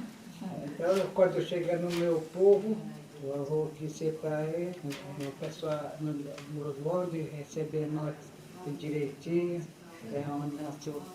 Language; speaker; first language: Portuguese; non-native, local second language; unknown